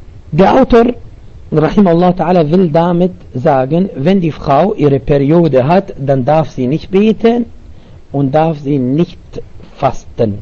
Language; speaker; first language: German; non-native, learner; Arabic